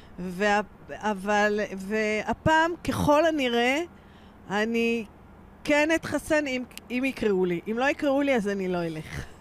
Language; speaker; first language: Hebrew; native; Hebrew